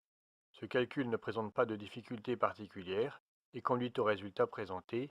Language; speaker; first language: French; native; French